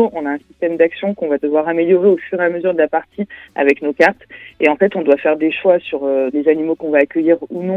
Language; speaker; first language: French; native; French